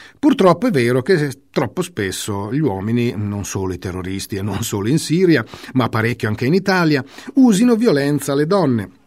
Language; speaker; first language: Italian; native; Italian